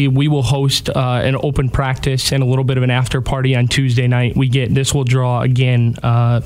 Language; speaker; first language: English; native; English